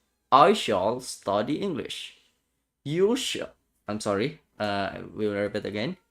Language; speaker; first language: English; non-native, learner; Indonesian